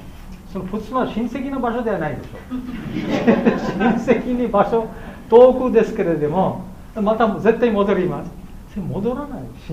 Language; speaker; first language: Japanese; non-native, learner; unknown